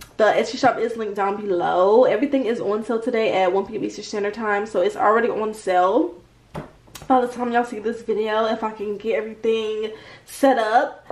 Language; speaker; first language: English; native; English